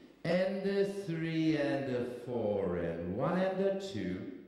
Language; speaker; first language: English; non-native, fluent; German